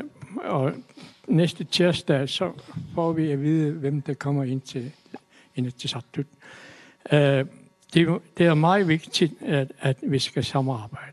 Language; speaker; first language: Danish; non-native, local second language; Kalaallisut